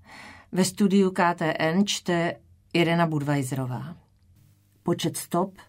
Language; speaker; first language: Czech; native; Czech